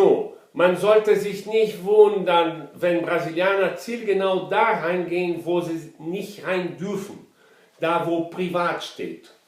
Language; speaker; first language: German; non-native, fluent; Portuguese